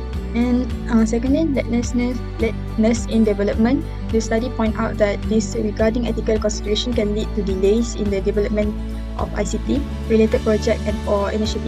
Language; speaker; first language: English; non-native, local second language; Malay